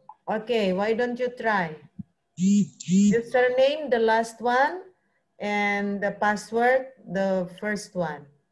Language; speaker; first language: English; non-native, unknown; Indonesian